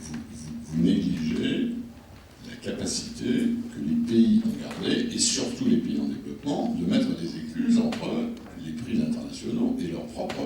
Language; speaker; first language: French; native; French